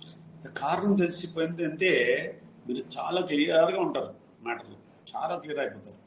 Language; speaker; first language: Telugu; non-native, fluent; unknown